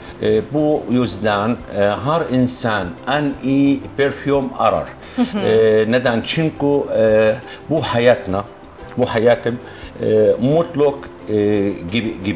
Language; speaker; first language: Turkish; non-native, learner; Arabic